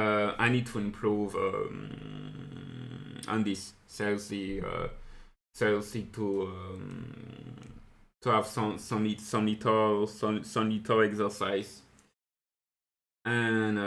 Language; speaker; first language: English; non-native, fluent; French